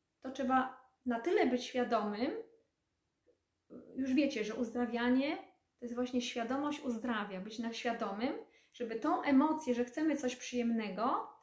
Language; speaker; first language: Polish; native; Polish